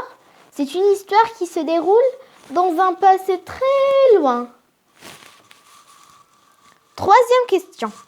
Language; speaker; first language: French; non-native, local second language; Arabic